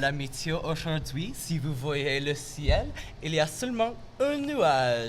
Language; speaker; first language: French; non-native, local second language; English